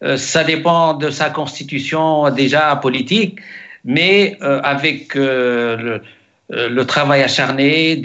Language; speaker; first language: French; non-native, local second language; Arabic